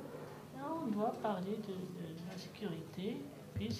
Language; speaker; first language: French; non-native, local second language; Arabic